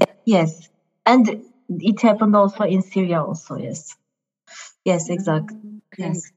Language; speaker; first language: English; non-native, fluent; Turkish